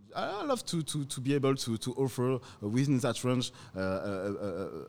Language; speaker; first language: English; non-native, fluent; French